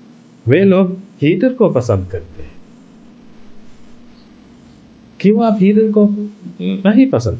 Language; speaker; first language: Hindi; non-native, fluent; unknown